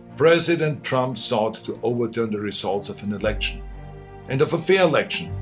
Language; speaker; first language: English; non-native, fluent; German